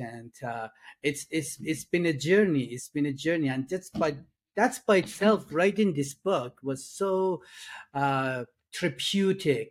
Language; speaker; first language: English; non-native, fluent; Persian